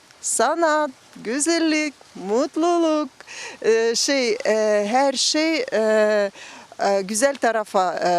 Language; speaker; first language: Turkish; non-native, learner; Russian